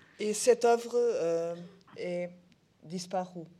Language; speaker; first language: French; non-native, learner; Portuguese